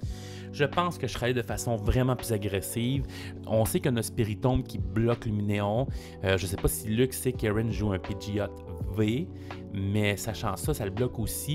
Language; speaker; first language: French; native; French